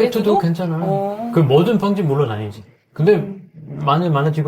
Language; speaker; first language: Korean; non-native, fluent; French